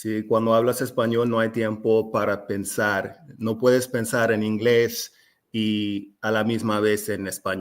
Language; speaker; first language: Spanish; non-native, fluent; English